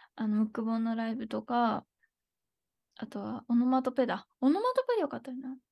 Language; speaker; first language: Japanese; early bilingual, heritage; Japanese